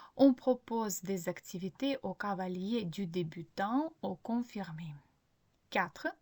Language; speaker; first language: French; non-native, fluent; Ukrainian